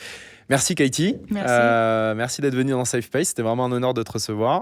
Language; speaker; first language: French; native; French